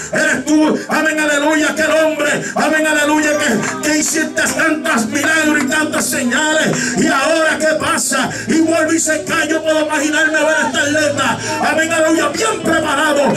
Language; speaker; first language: Spanish; early bilingual, heritage; Spanish